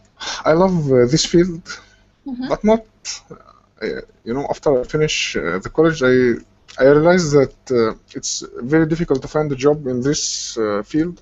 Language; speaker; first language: English; non-native, fluent; Arabic